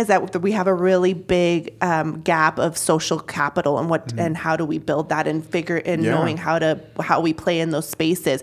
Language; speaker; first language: English; native; English